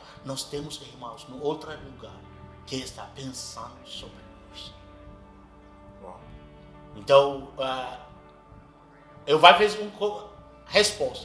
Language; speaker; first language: Portuguese; non-native, learner; Arabic